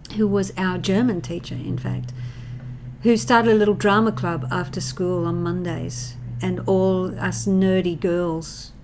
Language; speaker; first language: English; native; English